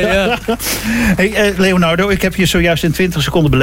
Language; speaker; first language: Dutch; native; Dutch